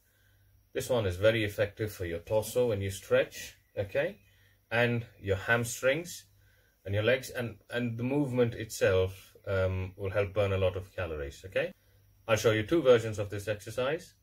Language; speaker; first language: English; non-native, local second language; Tamil